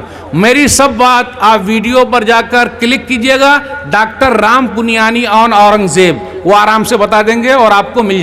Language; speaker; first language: Hindi; native; Hindi